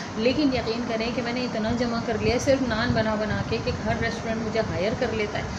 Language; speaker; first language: Urdu; native; Urdu